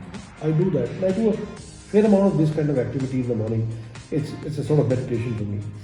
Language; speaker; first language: English; non-native, local second language; Hindi